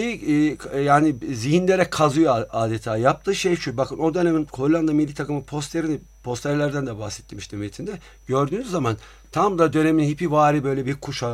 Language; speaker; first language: Turkish; native; Turkish